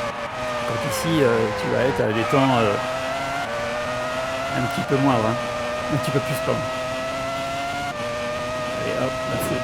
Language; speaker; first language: French; native; French